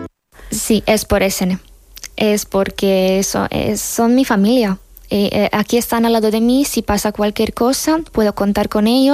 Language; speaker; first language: Spanish; non-native, fluent; Hungarian